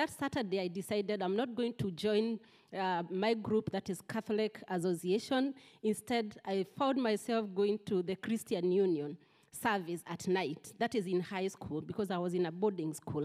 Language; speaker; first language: English; non-native, local second language; Kikuyu